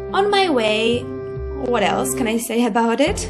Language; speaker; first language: English; non-native, fluent; Polish